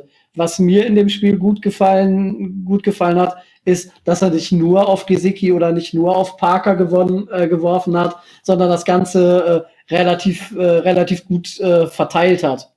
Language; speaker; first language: German; native; German